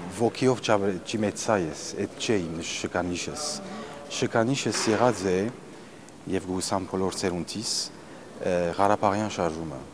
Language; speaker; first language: Armenian; early bilingual, heritage; Armenian